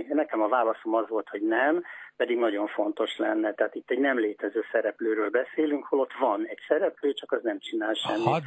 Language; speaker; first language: Hungarian; native; Hungarian